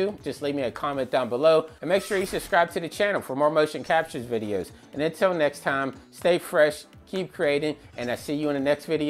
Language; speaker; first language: English; native; English